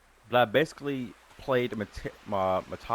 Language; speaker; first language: English; native; English